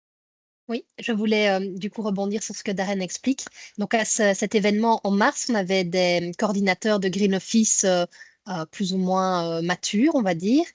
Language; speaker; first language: French; native; French